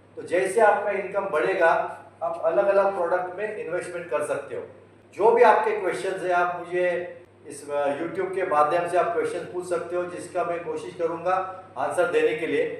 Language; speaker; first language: Hindi; non-native, local second language; Marathi